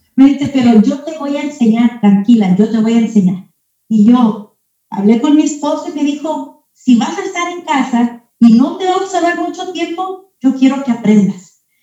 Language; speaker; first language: Spanish; early bilingual, heritage; Spanish